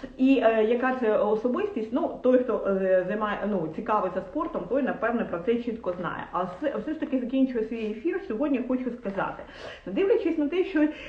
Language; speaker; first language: Ukrainian; non-native, local second language; Russian